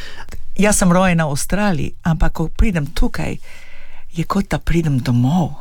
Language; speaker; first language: Slovenian; early bilingual, heritage; Slovenian